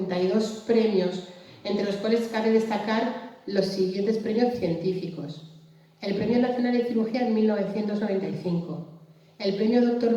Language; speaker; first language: Spanish; native; Spanish